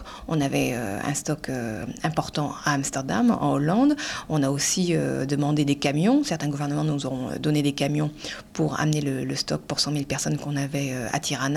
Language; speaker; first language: French; native; French